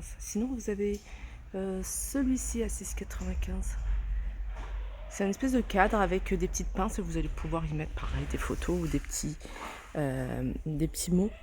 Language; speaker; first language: French; native; French